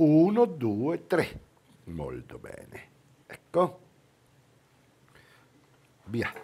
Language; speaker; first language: Italian; native; Italian